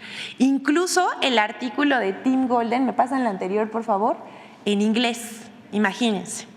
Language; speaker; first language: Spanish; native; Spanish